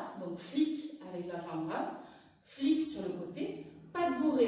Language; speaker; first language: French; native; French